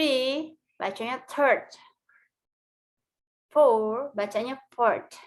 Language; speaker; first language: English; non-native, learner; Indonesian